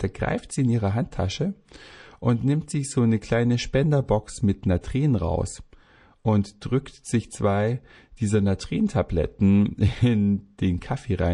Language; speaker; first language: German; native; German